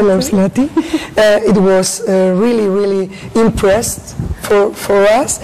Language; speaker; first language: English; non-native, learner; Spanish